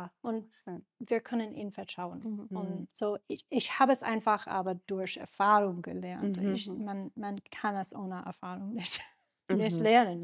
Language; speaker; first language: German; non-native, learner; English